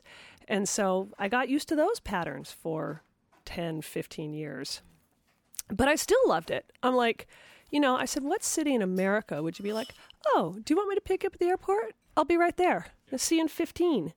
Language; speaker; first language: English; native; English